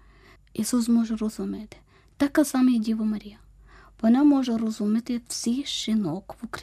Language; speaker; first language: Ukrainian; non-native, learner; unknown